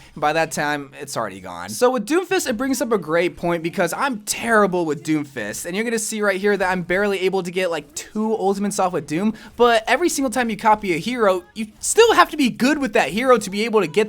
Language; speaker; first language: English; native; English